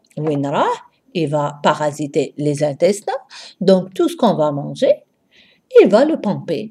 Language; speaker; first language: French; non-native, local second language; Arabic